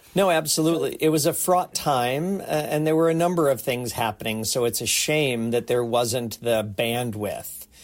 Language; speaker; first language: English; native; English